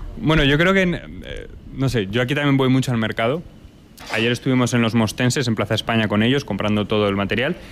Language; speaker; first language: Spanish; native; Spanish